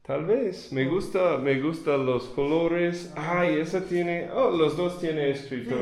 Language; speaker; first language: Spanish; non-native, fluent; English